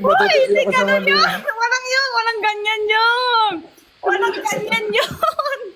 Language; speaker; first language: Filipino; non-native, learner; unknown